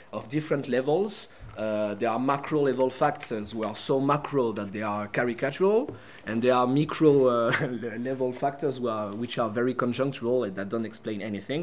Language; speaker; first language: English; non-native, fluent; French